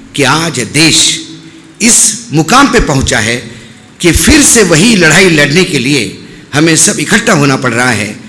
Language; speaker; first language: Hindi; non-native, local second language; Marathi